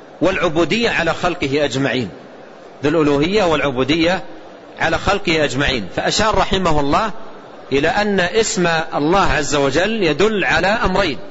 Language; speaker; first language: Arabic; native; Arabic